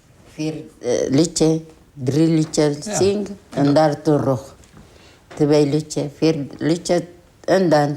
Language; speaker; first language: Dutch; non-native, learner; Tigrinya